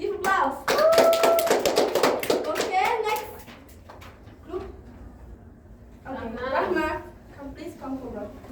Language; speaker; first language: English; non-native, learner; Indonesian